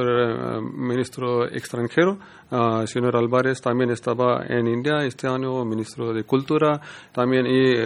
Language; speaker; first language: Spanish; non-native, learner; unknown